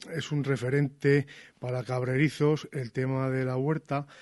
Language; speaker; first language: Spanish; native; Spanish